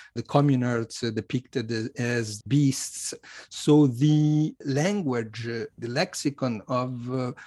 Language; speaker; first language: English; non-native, fluent; Italian